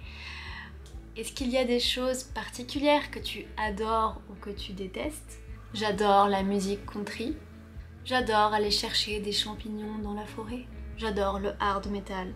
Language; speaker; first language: French; native; French